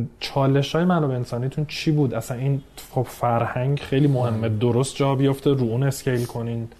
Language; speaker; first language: Persian; native; Persian